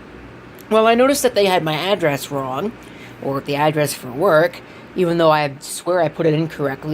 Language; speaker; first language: English; native; English